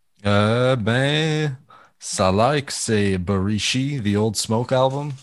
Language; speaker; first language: French; native; French